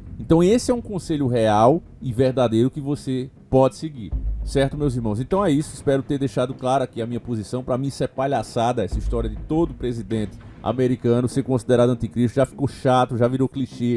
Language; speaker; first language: Portuguese; native; Portuguese